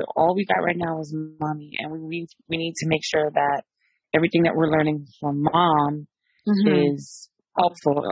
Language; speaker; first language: English; early bilingual, other home language; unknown